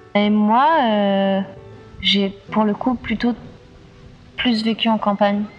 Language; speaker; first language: French; native; French